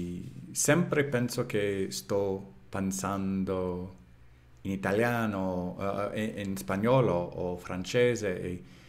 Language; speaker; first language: Italian; non-native, learner; English